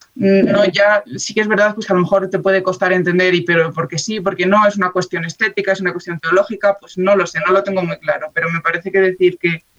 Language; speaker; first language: Spanish; native; Spanish